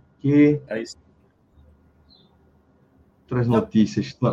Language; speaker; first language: Portuguese; native; Portuguese